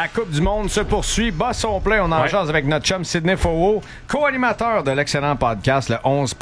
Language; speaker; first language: French; native; French